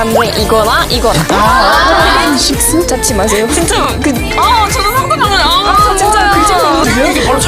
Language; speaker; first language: Korean; non-native, fluent; Indonesian